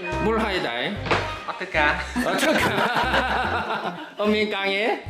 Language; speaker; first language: Korean; native; Korean